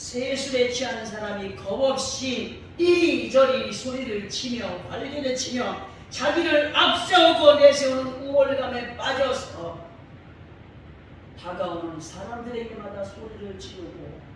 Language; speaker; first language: Korean; native; Korean